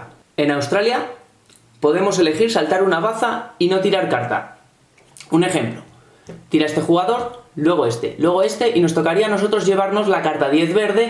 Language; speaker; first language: Spanish; native; Spanish